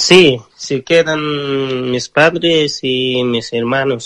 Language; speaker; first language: Spanish; non-native, learner; Persian